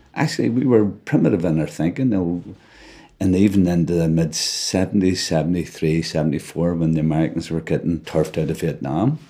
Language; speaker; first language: English; native; English